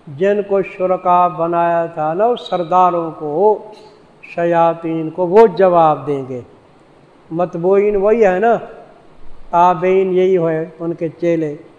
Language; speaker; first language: Urdu; non-native, local second language; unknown